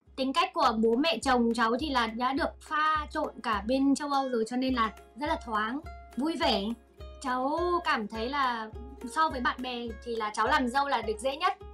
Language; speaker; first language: Vietnamese; native; Vietnamese